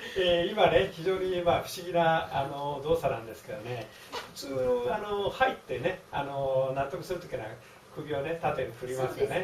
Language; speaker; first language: Japanese; native; Japanese